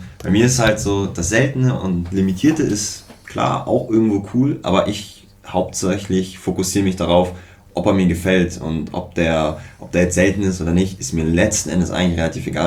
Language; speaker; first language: German; native; German